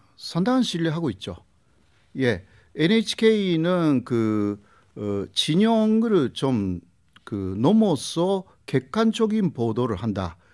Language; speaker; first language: Korean; non-native, fluent; Japanese